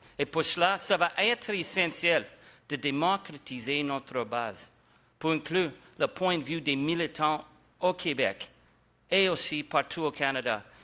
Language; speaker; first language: French; non-native, local second language; English